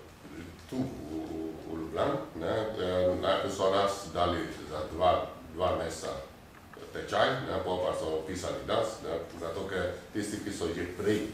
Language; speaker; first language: Slovenian; non-native, fluent; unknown